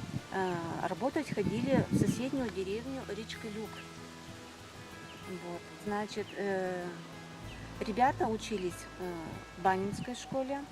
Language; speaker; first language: Russian; native; Russian